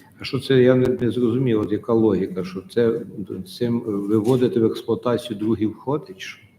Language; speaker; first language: Ukrainian; native; Ukrainian